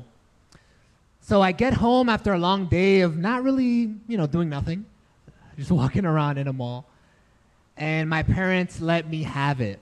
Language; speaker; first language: English; native; English